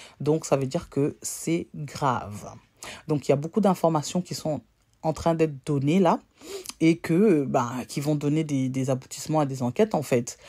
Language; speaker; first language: French; native; French